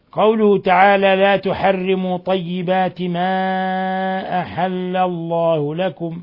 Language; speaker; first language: Arabic; native; Arabic